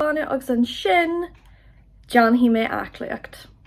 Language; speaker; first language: Irish; non-native, local second language; English